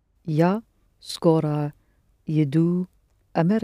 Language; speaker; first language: Russian; non-native, learner; English